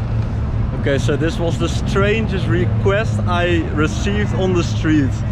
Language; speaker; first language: English; non-native, fluent; Dutch